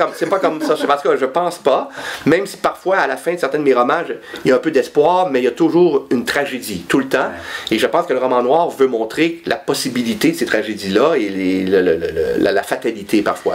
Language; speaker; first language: French; native; French